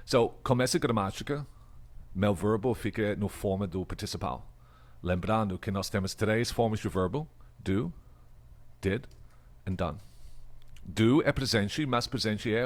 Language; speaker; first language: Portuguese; non-native, fluent; English